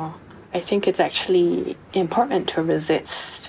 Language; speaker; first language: English; non-native, local second language; Cantonese